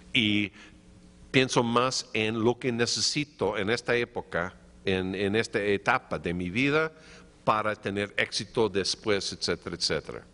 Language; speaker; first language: Spanish; non-native, fluent; English